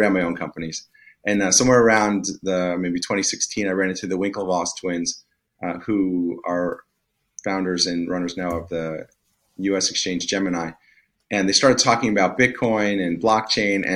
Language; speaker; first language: English; native; English